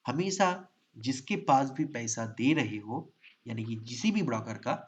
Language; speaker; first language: Hindi; non-native, local second language; Bangla